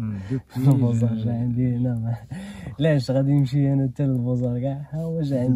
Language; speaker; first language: Arabic; native; Arabic